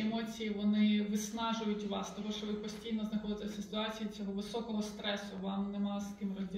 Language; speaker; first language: Ukrainian; native; Ukrainian